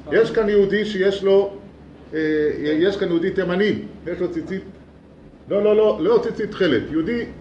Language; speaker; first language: Hebrew; native; Hebrew